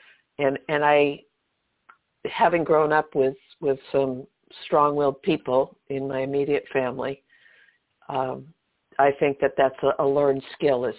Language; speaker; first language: English; native; English